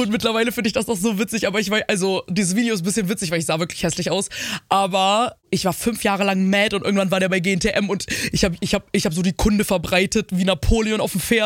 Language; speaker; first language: German; native; German